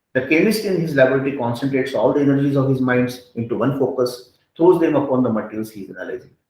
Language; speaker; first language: English; non-native, local second language; Hindi